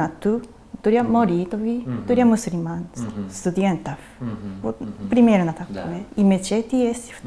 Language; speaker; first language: Russian; non-native, fluent; Japanese